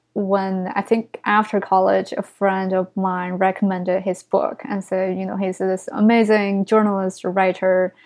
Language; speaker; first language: English; non-native, fluent; Chinese